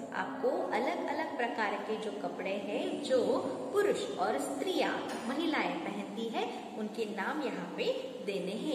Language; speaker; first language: Hindi; non-native, local second language; Marathi